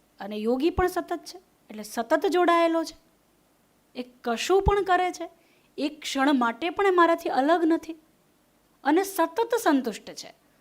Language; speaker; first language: Gujarati; non-native, local second language; Hindi